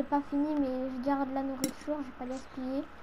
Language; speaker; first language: French; native; French